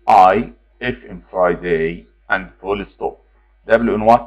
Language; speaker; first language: English; non-native, fluent; Arabic